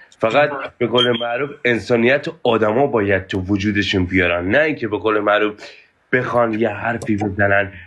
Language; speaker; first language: Persian; native; Persian